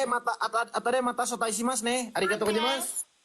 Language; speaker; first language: Japanese; non-native, learner; Sundanese